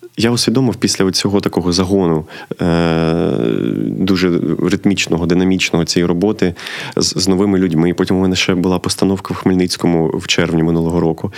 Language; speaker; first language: Ukrainian; native; Ukrainian